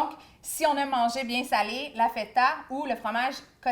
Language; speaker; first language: French; native; French